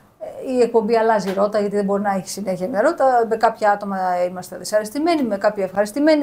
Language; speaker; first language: Greek; native; Greek